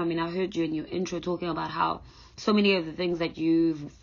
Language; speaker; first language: English; non-native, local second language; Zulu